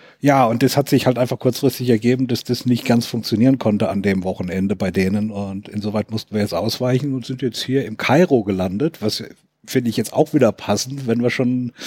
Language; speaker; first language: German; native; German